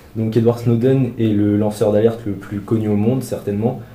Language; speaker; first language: French; native; French